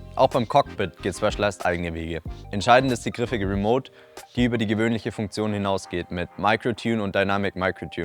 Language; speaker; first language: German; native; German